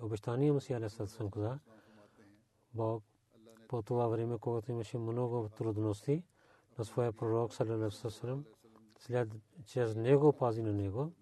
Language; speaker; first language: Bulgarian; non-native, learner; Urdu